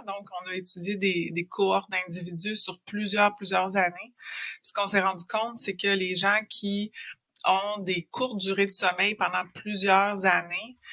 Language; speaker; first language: French; native; French